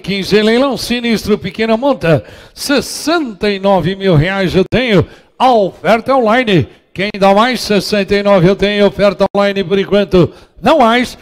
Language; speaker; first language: Portuguese; native; Portuguese